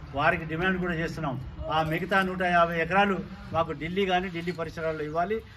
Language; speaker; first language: Telugu; non-native, local second language; Lambadi